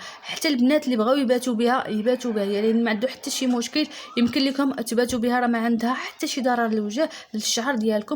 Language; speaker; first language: Arabic; native; Arabic